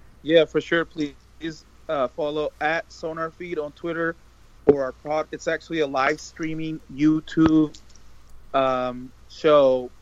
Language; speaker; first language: English; early bilingual, other home language; Spanish